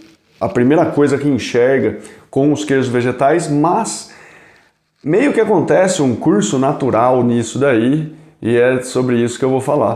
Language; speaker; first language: Portuguese; native; Portuguese